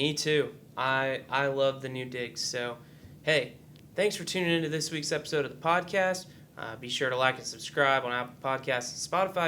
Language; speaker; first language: English; native; English